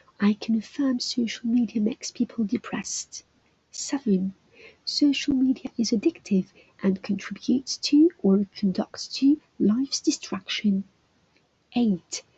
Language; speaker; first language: English; non-native, fluent; French